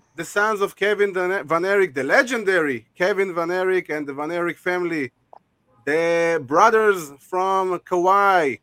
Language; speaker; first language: English; non-native, fluent; Hebrew